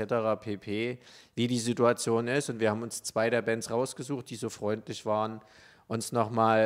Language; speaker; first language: German; native; German